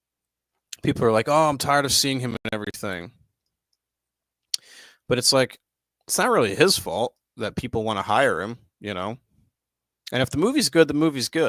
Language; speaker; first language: English; native; English